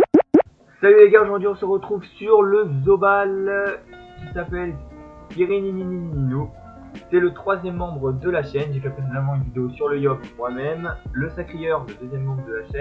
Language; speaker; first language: French; native; French